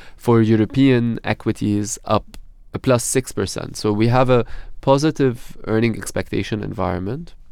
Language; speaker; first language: English; non-native, fluent; Arabic